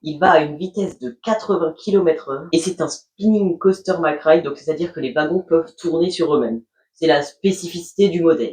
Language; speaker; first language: French; native; French